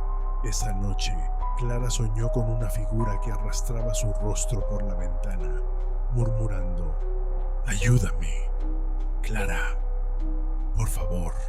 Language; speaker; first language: Spanish; native; Spanish